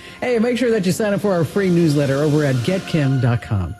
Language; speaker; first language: English; native; English